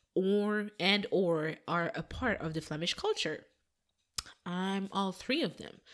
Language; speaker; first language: English; non-native, fluent; Dutch